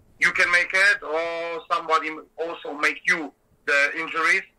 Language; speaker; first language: English; non-native, learner; Polish